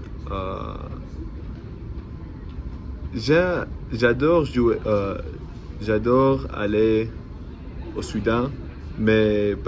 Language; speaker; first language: French; non-native, learner; English